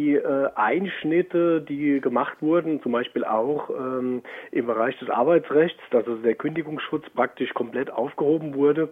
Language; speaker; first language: German; native; German